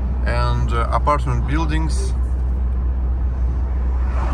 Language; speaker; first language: English; non-native, learner; Russian